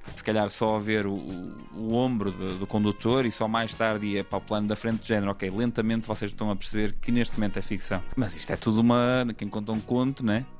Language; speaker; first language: Portuguese; native; Portuguese